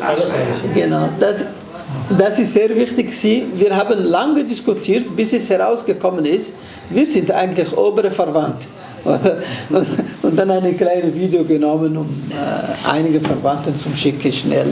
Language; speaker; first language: German; non-native, fluent; Somali